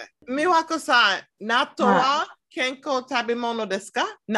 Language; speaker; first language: Japanese; non-native, learner; English